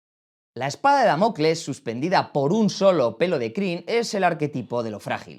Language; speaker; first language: Spanish; native; Spanish